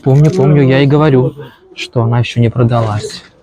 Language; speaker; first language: Russian; native; Russian